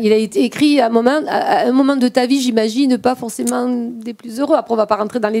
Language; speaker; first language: French; native; French